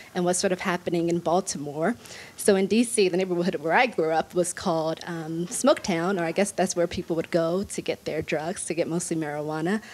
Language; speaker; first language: English; native; English